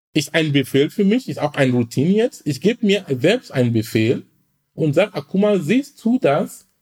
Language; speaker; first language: German; non-native, fluent; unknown